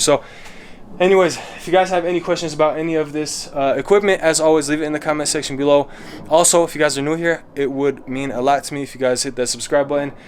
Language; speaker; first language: English; native; English